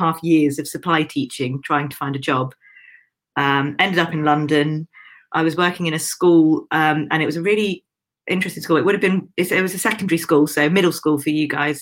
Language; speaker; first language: English; native; English